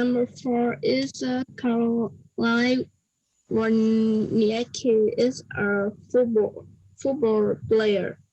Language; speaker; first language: English; non-native, learner; Vietnamese